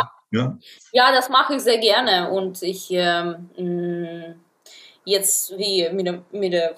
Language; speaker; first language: German; non-native, fluent; Russian